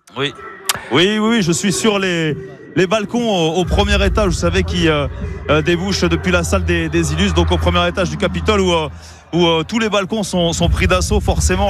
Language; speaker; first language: French; native; French